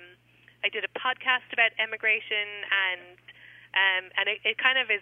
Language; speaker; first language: English; native; English